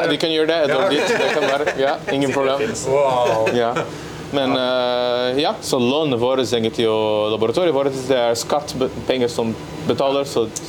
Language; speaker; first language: Norwegian; non-native, learner; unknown